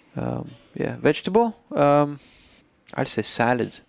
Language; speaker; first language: English; non-native, fluent; French